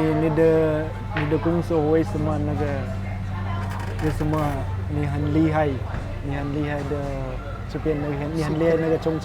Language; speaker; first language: Chinese; non-native, learner; Filipino